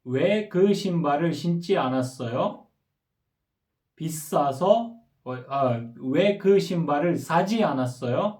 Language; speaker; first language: Korean; non-native, fluent; Kyrgyz